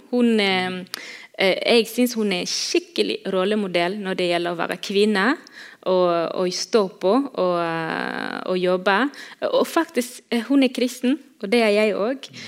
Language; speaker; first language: Norwegian; non-native, fluent; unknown